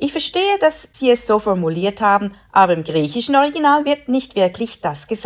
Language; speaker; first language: German; native; German